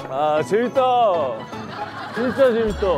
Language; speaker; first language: Korean; native; Korean